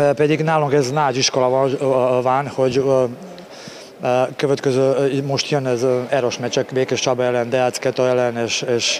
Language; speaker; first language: Hungarian; non-native, learner; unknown